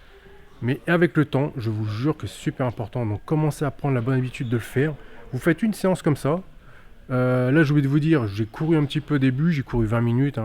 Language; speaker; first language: French; native; French